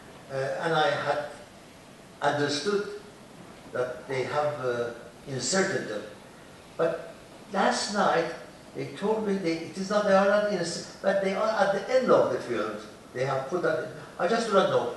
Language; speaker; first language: English; non-native, fluent; Persian